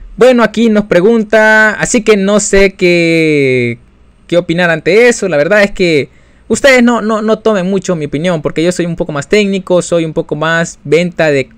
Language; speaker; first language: Spanish; native; Spanish